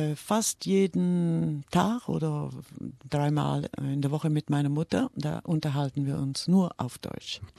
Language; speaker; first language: German; early bilingual, heritage; German